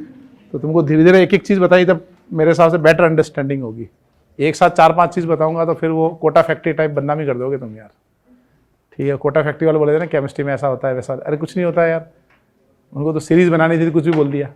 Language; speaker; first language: Hindi; native; Hindi